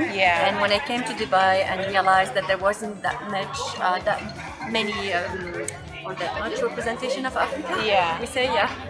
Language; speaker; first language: English; non-native, fluent; French